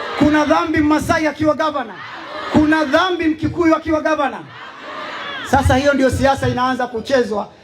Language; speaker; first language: Swahili; native; Swahili